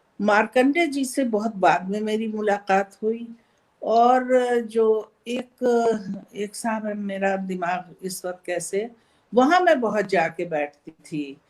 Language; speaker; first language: Hindi; native; Hindi